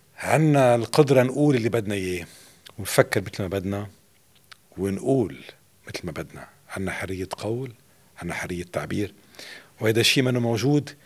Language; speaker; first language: Arabic; native; Arabic